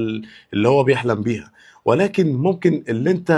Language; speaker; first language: Arabic; native; Arabic